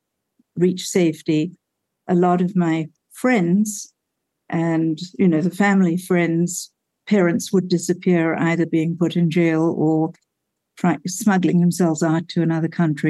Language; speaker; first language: English; native; English